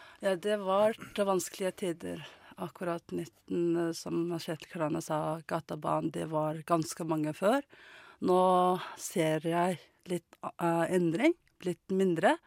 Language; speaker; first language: Norwegian; non-native, learner; Mongolian